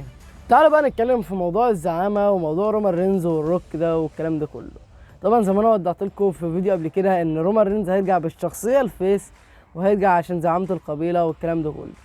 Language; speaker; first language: Arabic; native; Arabic